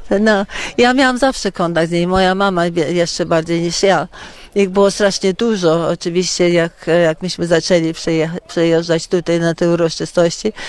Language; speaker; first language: Polish; early bilingual, heritage; Polish